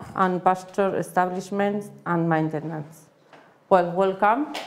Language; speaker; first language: English; non-native, fluent; Spanish